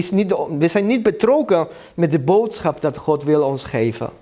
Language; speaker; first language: Dutch; non-native, learner; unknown